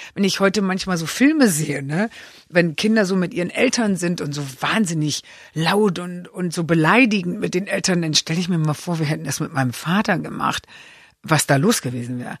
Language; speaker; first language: German; native; German